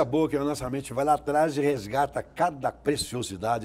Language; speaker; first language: Portuguese; native; Portuguese